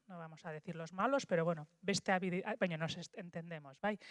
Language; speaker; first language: Spanish; native; Spanish